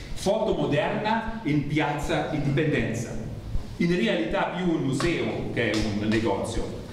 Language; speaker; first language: Italian; non-native, learner; German